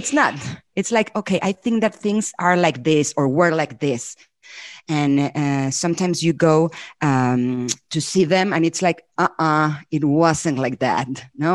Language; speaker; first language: English; non-native, fluent; Spanish